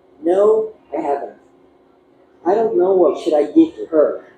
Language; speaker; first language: English; non-native, learner; Indonesian